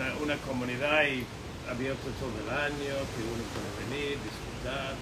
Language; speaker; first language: Spanish; non-native, fluent; English